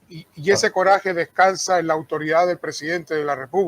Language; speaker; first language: Spanish; native; Spanish